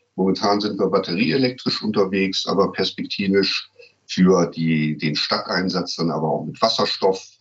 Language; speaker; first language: German; native; German